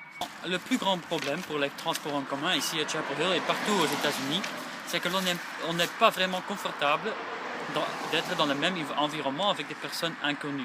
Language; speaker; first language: French; non-native, learner; English